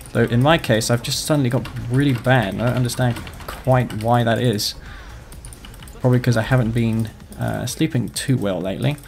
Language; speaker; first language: English; native; English